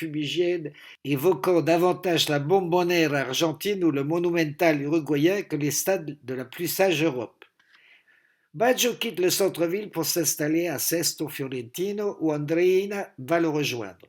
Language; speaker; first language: French; native; French